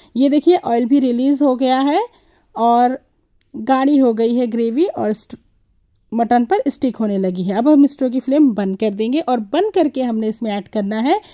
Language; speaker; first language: Hindi; native; Hindi